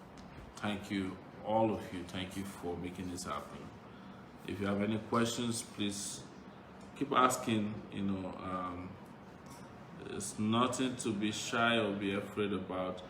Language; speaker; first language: English; non-native, local second language; Yoruba